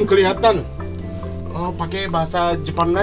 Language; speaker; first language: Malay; non-native, fluent; Japanese